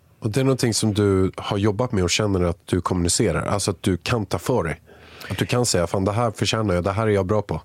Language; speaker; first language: Swedish; native; Swedish